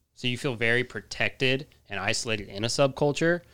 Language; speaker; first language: English; native; English